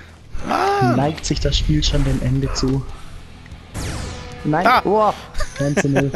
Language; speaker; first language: German; native; German